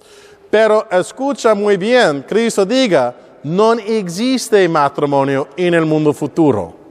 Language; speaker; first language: Spanish; non-native, learner; English